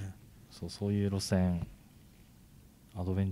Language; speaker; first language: Japanese; native; Japanese